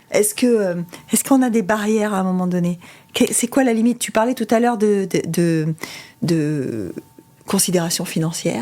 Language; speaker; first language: French; native; French